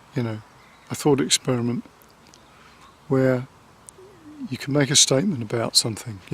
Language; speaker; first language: English; native; English